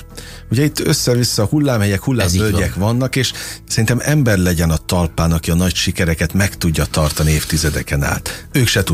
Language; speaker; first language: Hungarian; native; Hungarian